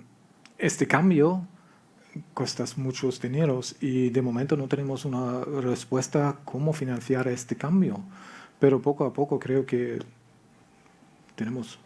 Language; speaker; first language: Spanish; non-native, learner; German